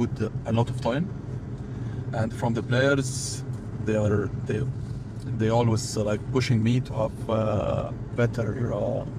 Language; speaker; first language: English; non-native, fluent; Arabic